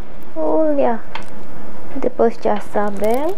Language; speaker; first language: Portuguese; non-native, learner; Japanese